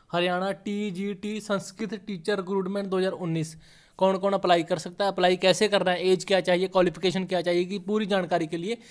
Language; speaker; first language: Hindi; non-native, local second language; Punjabi